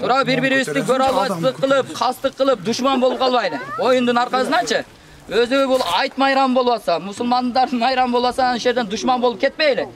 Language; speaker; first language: Kyrgyz; native; Kyrgyz